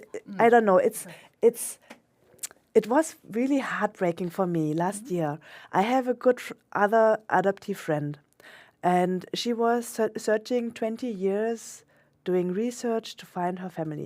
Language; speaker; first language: English; non-native, local second language; German